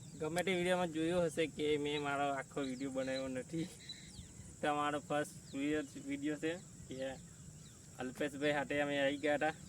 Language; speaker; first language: Gujarati; native; Gujarati